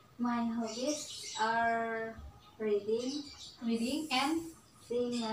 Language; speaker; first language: English; non-native, learner; Indonesian